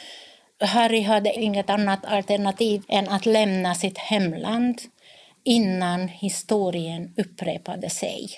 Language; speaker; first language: Swedish; non-native, fluent; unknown